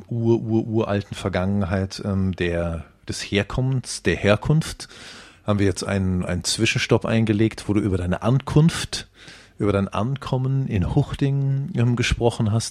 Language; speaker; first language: German; native; German